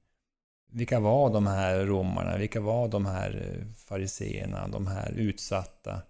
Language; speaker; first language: Swedish; native; Swedish